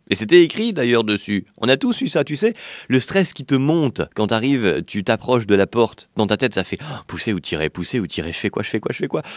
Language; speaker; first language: French; native; French